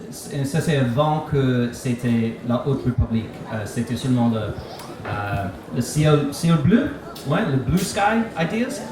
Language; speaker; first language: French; non-native, learner; English